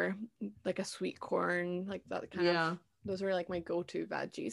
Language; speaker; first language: English; native; English